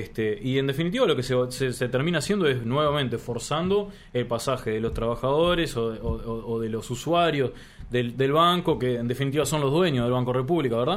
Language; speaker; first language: Spanish; native; Spanish